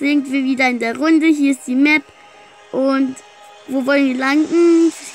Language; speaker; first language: German; native; German